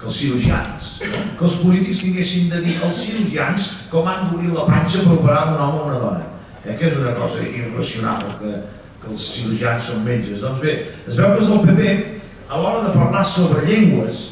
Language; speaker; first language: Catalan; native; Catalan